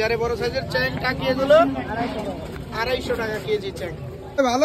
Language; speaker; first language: Bangla; native; Bangla